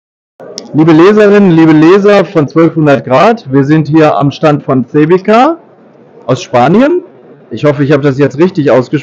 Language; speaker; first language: German; native; German